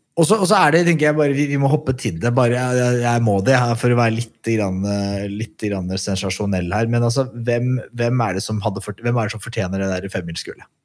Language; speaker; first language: Norwegian; native; Norwegian